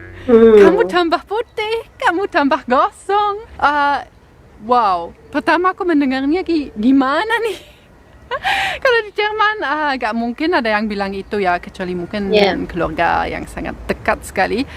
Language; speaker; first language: Indonesian; non-native, fluent; German